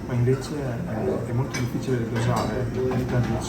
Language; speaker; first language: Italian; native; Italian